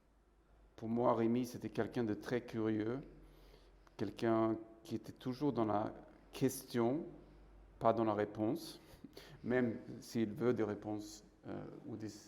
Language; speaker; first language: French; non-native, fluent; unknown